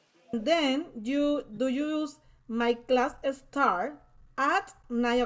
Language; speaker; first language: English; non-native, learner; Spanish